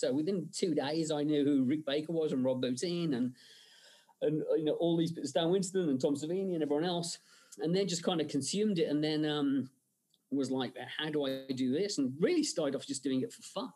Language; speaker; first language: English; native; English